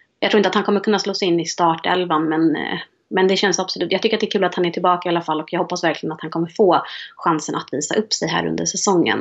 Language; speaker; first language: Swedish; native; Swedish